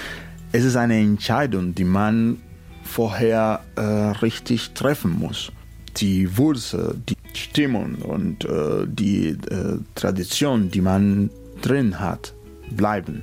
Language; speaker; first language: German; non-native, fluent; Spanish